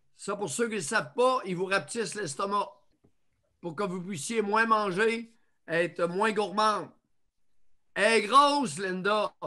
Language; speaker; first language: French; native; French